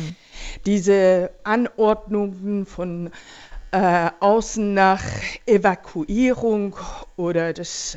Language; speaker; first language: German; non-native, fluent; Persian